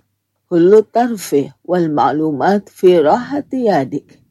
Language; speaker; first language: Arabic; non-native, fluent; Indonesian